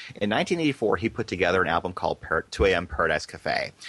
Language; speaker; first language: English; native; English